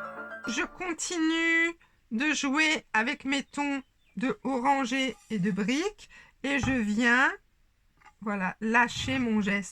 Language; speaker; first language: French; native; French